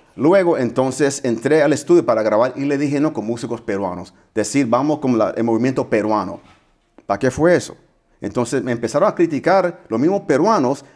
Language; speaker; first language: Spanish; early bilingual, heritage; Spanish